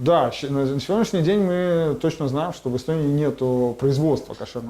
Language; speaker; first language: Russian; native; Russian